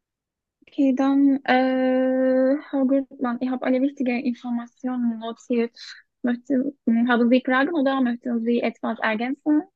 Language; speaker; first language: German; non-native, learner; Turkish